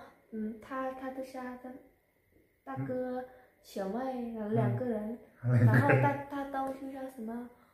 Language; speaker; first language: Chinese; non-native, learner; Vietnamese